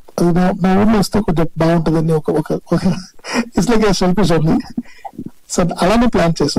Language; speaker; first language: Telugu; non-native, learner; Tamil